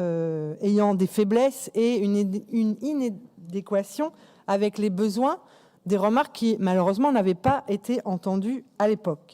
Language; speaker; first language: French; native; French